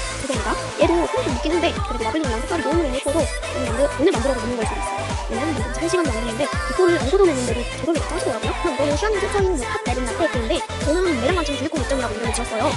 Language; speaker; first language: Korean; native; Korean